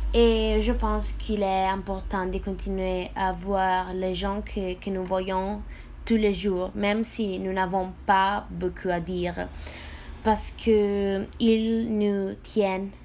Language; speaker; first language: French; non-native, fluent; Italian